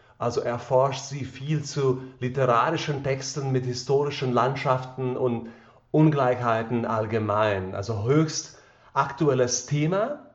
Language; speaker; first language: German; non-native, fluent; Slovak